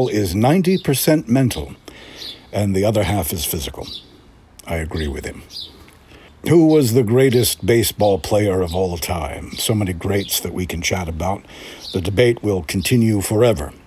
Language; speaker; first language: English; native; English